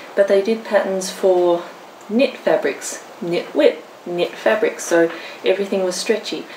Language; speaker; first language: English; native; English